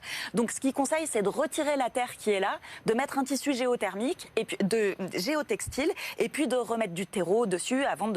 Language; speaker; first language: French; native; French